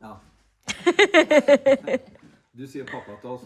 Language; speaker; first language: Norwegian; native; Norwegian